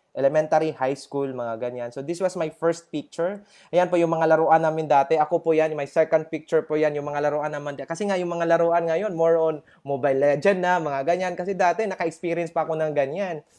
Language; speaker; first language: Filipino; non-native, local second language; Cebuano